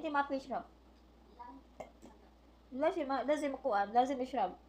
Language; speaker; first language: Arabic; non-native, learner; Filipino